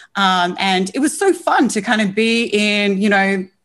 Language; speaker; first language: English; native; English